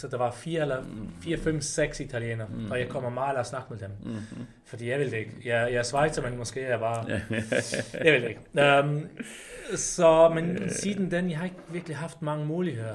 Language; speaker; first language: Danish; non-native, fluent; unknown